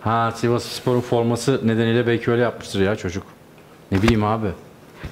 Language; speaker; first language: Turkish; native; Turkish